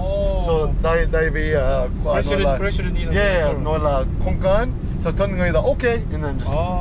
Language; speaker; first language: Vietnamese; non-native, learner; English